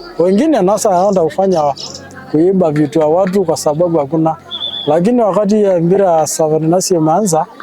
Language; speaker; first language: Swahili; non-native, local second language; Masai